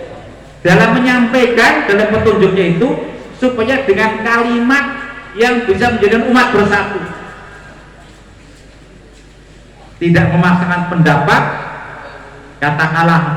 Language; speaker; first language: Indonesian; non-native, local second language; Javanese